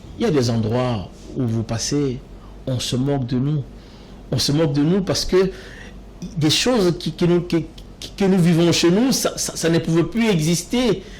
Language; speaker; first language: French; non-native, local second language; Lingala